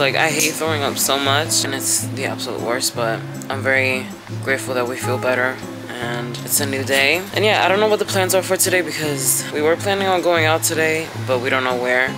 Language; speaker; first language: English; early bilingual, other home language; Spanish